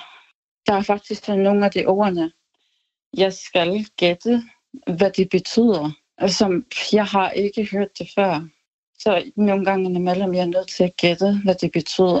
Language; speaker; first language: Danish; non-native, local second language; Kalaallisut